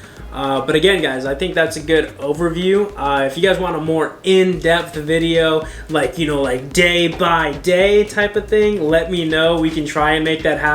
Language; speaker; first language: English; native; English